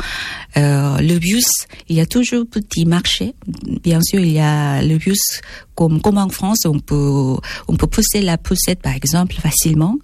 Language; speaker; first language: French; non-native, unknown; Korean